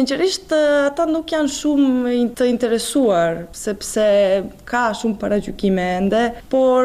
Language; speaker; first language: Albanian; non-native, fluent; Serbian